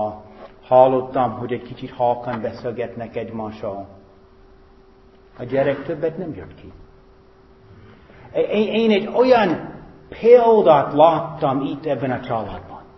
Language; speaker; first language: Hungarian; non-native, fluent; English